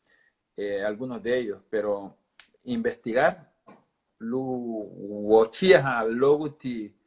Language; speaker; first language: Spanish; non-native, local second language; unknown